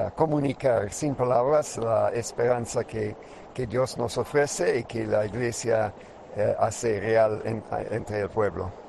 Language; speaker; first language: Spanish; non-native, fluent; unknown